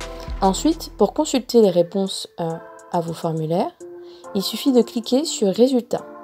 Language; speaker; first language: French; native; French